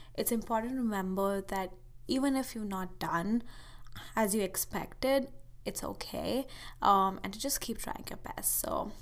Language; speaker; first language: English; non-native, local second language; Hindi